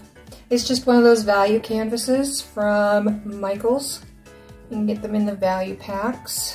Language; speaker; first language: English; native; English